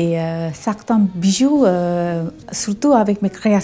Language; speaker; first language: French; non-native, learner; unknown